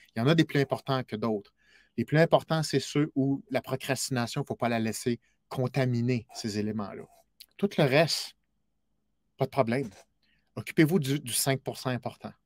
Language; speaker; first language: French; native; French